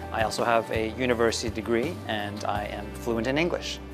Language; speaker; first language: English; native; English